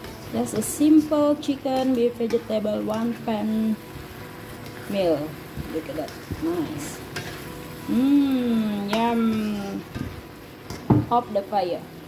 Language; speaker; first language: English; non-native, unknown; Indonesian